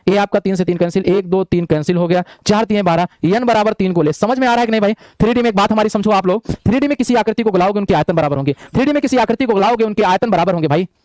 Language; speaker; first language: Hindi; native; Hindi